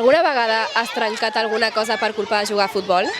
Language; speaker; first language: Catalan; native; Catalan